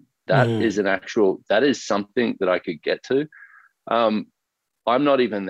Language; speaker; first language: English; native; English